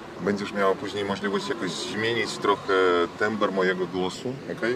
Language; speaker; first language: Polish; non-native, fluent; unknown